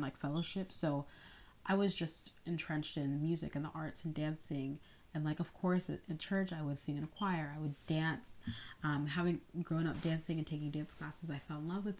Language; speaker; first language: English; native; English